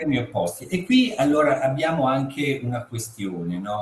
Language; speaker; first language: Italian; native; Italian